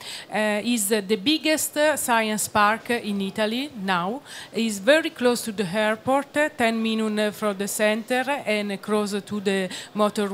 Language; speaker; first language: English; non-native, learner; Italian